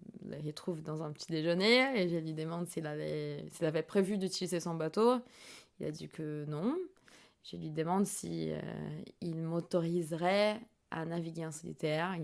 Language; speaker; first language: French; non-native, fluent; Portuguese